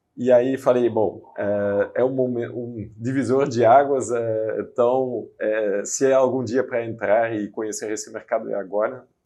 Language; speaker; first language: Portuguese; non-native, fluent; Dutch